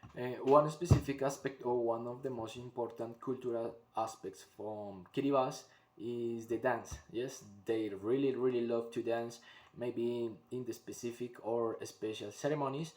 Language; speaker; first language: English; non-native, learner; Spanish